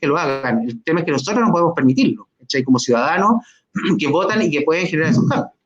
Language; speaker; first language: Spanish; native; Spanish